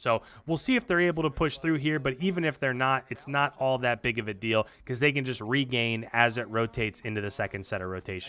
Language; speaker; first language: English; native; English